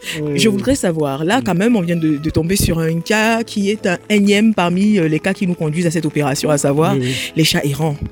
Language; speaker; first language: French; native; French